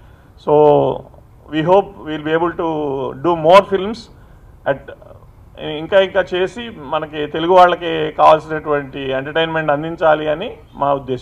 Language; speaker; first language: Telugu; native; Telugu